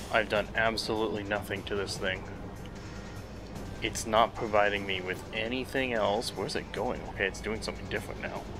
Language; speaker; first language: English; native; English